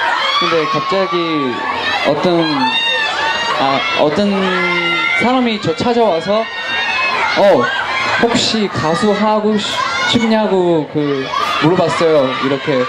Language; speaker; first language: Korean; non-native, fluent; Chinese